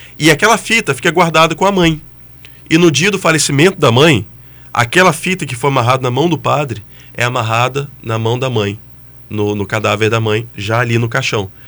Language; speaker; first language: Portuguese; native; Portuguese